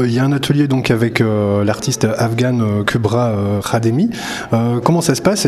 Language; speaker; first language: French; native; French